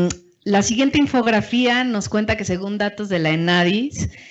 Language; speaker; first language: Spanish; native; Spanish